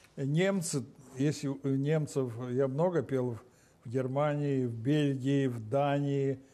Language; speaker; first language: Russian; non-native, local second language; Romanian